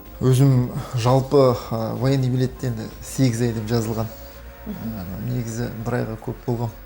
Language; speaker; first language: Kazakh; native; Kazakh